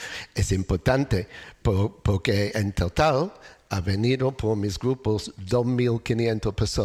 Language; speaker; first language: Spanish; non-native, learner; English